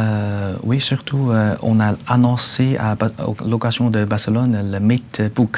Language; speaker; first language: French; non-native, learner; Chinese